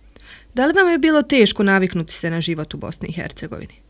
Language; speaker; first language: Croatian; native; Croatian